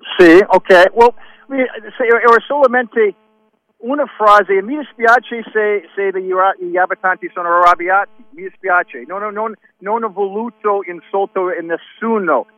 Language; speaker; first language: Italian; non-native, learner; English